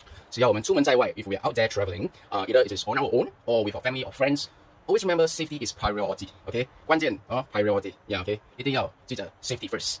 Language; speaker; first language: English; non-native, local second language; Chinese